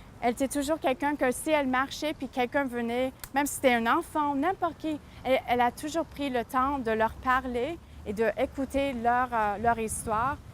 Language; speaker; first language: French; native; French